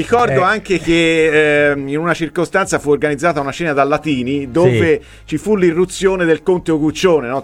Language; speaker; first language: Italian; native; Italian